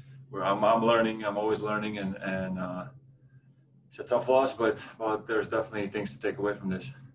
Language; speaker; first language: English; non-native, fluent; Latvian